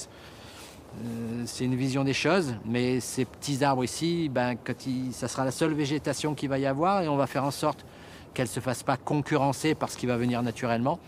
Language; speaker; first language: French; native; French